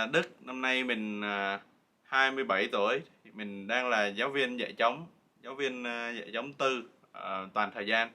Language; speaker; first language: Vietnamese; native; Vietnamese